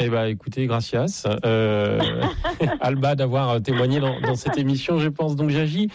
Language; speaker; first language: French; native; French